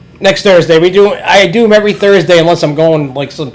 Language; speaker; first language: English; native; English